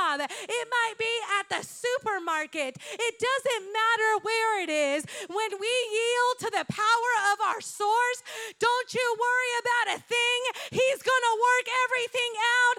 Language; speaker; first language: English; non-native, fluent; Spanish